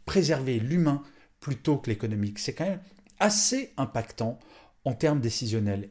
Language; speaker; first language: French; native; French